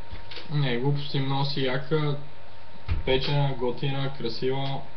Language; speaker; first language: Bulgarian; native; Bulgarian